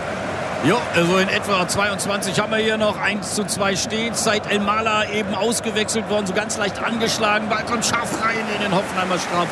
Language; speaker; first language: German; native; German